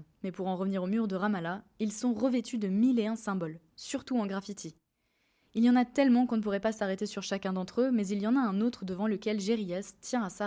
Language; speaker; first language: French; native; French